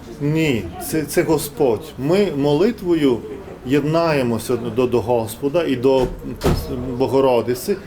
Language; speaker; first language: Ukrainian; non-native, fluent; Lithuanian